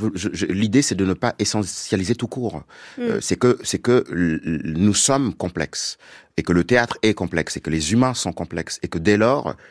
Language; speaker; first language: French; non-native, local second language; Wolof